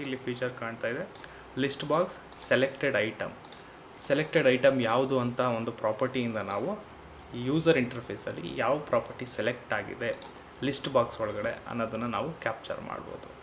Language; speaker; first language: Kannada; native; Kannada